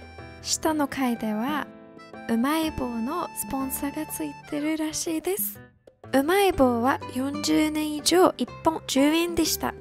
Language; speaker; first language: Japanese; non-native, fluent; English